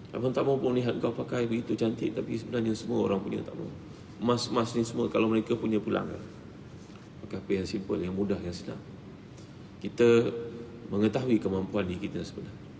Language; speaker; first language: Malay; native; Malay